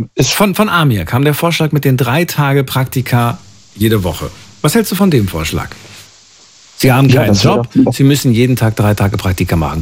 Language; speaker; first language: German; native; German